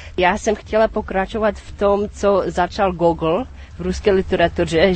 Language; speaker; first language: Czech; non-native, fluent; English